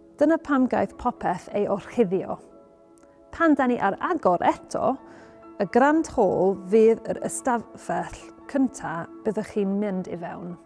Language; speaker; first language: Welsh; non-native, learner; English